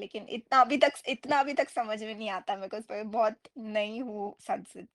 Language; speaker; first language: Hindi; non-native, local second language; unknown